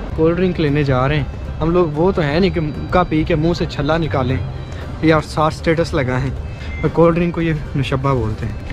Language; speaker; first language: Urdu; non-native, local second language; Punjabi